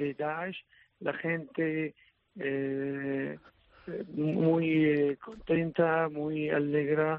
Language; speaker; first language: Spanish; non-native, learner; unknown